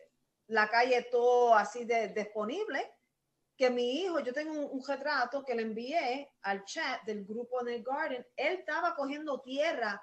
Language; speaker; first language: Spanish; early bilingual, heritage; Spanish